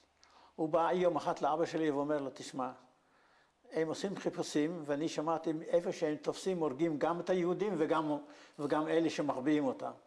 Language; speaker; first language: Hebrew; non-native, fluent; Yiddish